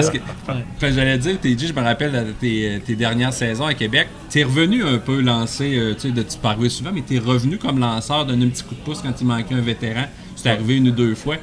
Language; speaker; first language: French; native; French